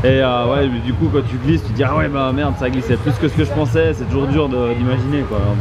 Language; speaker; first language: French; native; French